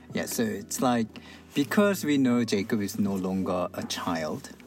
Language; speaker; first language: English; non-native, fluent; Korean